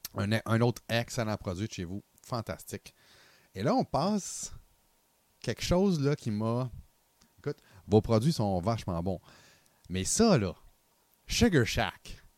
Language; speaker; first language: French; native; French